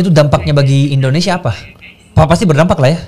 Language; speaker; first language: Indonesian; native; Indonesian